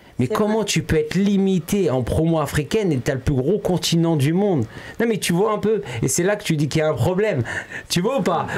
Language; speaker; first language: French; early bilingual, other home language; Arabic